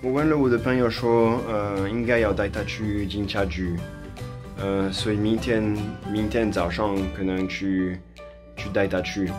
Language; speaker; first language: Chinese; non-native, fluent; French